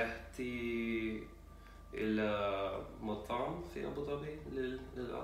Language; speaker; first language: Arabic; non-native, learner; English